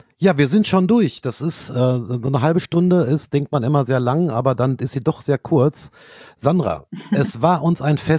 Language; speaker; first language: German; native; German